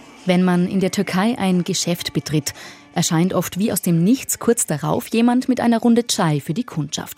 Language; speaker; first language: German; native; German